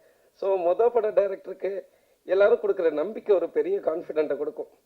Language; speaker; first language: Tamil; native; Tamil